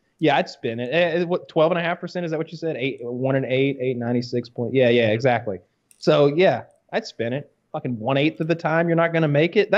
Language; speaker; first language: English; native; English